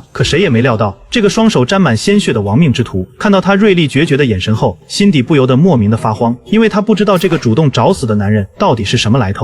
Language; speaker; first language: Chinese; native; Chinese